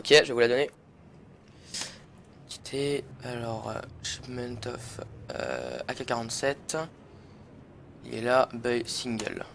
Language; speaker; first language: French; native; French